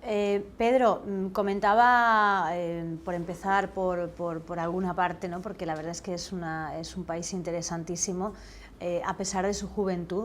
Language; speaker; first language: Spanish; native; Spanish